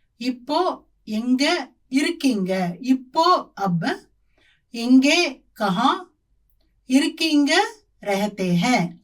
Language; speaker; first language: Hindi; non-native, local second language; Tamil